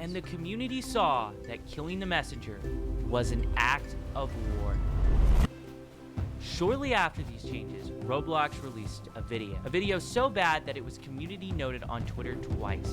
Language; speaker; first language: English; native; English